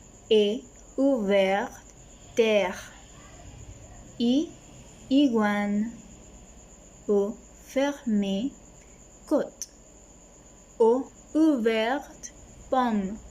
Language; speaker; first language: French; non-native, learner; Spanish